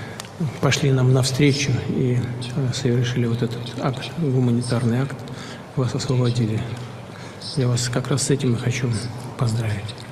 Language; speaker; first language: Russian; native; Russian